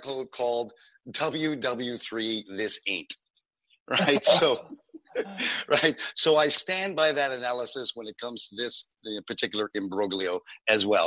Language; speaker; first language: English; non-native, fluent; French